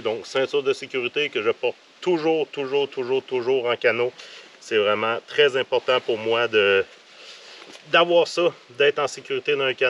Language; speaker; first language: French; native; French